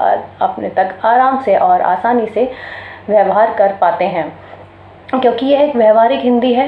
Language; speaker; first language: Hindi; native; Hindi